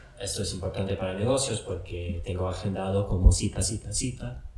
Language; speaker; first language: Spanish; non-native, fluent; English